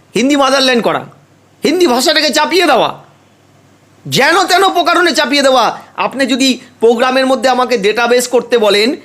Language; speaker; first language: Bangla; native; Bangla